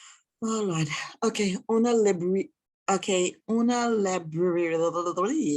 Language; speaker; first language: Spanish; non-native, learner; English